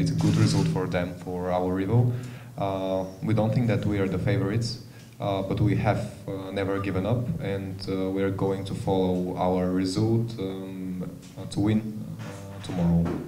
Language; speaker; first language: English; non-native, fluent; Bulgarian